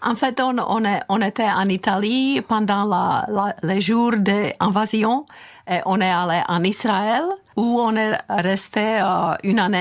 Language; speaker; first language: French; non-native, fluent; Czech